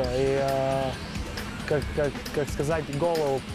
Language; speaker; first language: Russian; non-native, fluent; Latvian